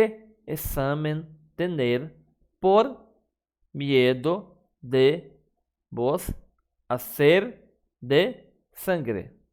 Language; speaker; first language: Spanish; non-native, fluent; Portuguese